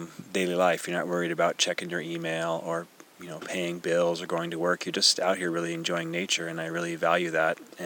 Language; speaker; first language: English; native; English